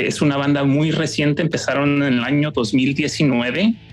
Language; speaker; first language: Spanish; early bilingual, heritage; Spanish